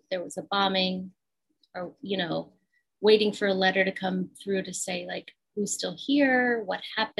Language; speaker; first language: English; native; English